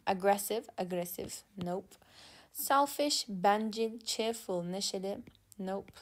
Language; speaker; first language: English; non-native, fluent; Turkish